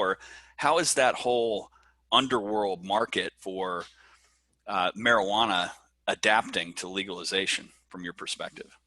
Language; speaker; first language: English; native; English